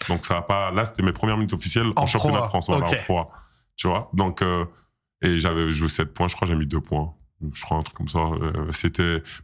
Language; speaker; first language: French; native; French